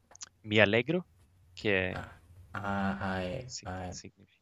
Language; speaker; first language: Spanish; non-native, learner; Swedish